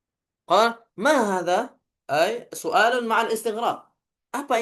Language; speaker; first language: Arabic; non-native, fluent; Indonesian